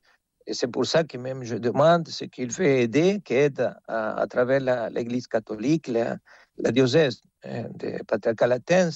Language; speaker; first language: French; non-native, fluent; Spanish